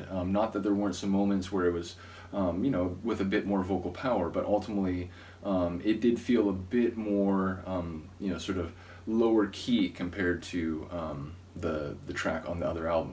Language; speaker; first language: English; native; English